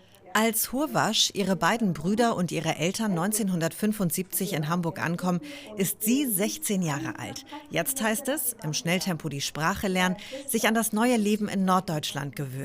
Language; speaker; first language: German; native; German